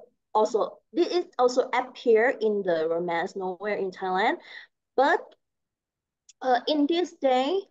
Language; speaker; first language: English; non-native, learner; Thai